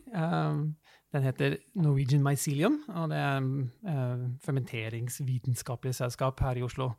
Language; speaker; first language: Norwegian; early bilingual, other home language; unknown